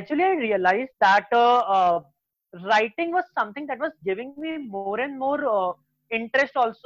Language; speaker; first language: English; non-native, local second language; Hindi